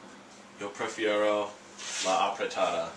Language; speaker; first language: Spanish; non-native, learner; English